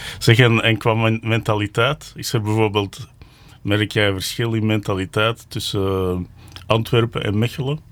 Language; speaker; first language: Dutch; native; Dutch